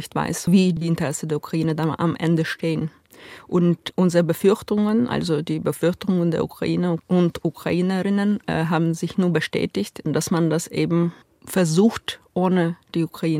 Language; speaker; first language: German; non-native, fluent; Ukrainian